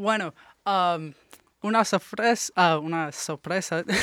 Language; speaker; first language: Spanish; early bilingual, heritage; English